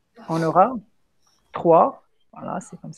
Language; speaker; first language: French; non-native, local second language; Arabic